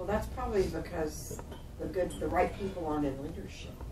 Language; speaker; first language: English; native; English